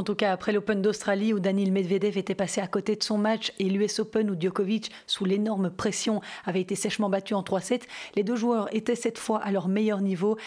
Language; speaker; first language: French; native; French